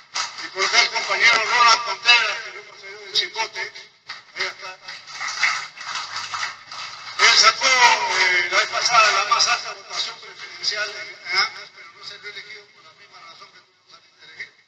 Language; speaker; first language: Spanish; native; Spanish